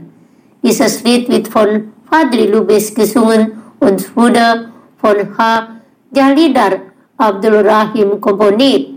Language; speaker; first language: German; non-native, learner; Indonesian